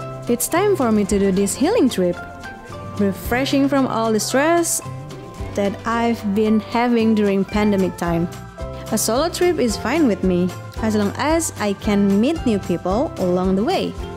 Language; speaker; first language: English; non-native, fluent; Indonesian